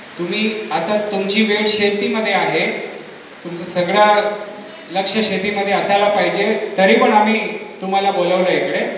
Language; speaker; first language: Marathi; non-native, local second language; Hindi